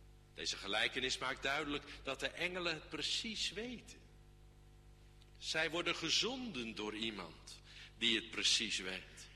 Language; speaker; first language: Dutch; native; Dutch